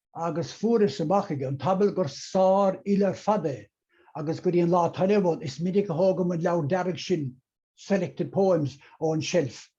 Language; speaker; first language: Irish; native; Irish